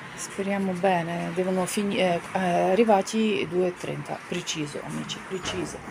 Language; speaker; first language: Italian; non-native, learner; Ukrainian